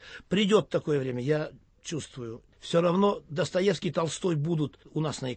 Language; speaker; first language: Russian; native; Russian